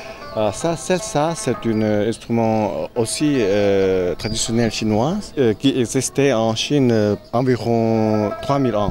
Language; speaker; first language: French; non-native, learner; Chinese